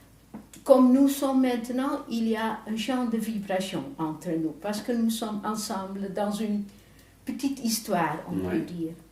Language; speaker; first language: French; non-native, fluent; Dutch